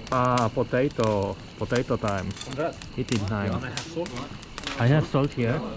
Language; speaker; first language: English; non-native, learner; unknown